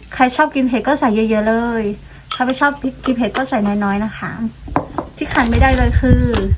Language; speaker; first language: Thai; non-native, local second language; Karen languages